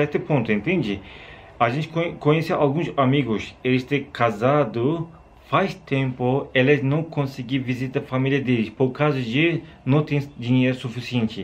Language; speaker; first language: Portuguese; non-native, learner; Turkish